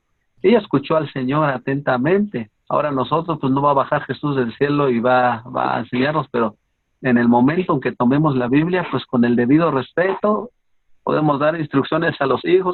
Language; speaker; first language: Spanish; native; Spanish